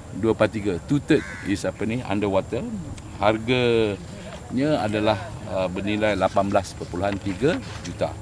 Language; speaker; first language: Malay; native; Malay